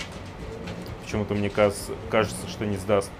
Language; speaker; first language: Russian; native; Russian